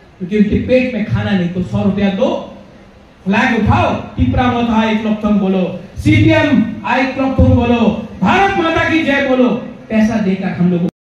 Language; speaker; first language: Hindi; non-native, local second language; Kok Borok